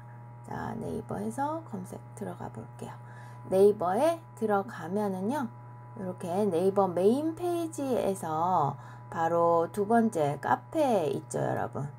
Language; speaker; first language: Korean; native; Korean